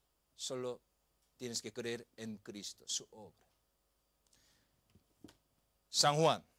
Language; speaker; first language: Spanish; non-native, learner; Korean